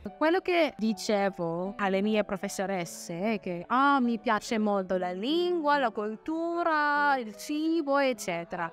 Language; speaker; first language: Italian; non-native, fluent; Filipino